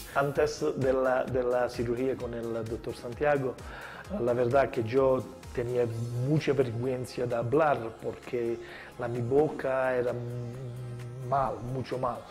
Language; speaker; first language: Spanish; non-native, learner; Italian